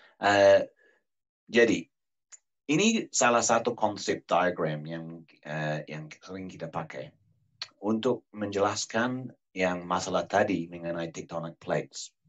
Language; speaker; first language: Indonesian; non-native, fluent; English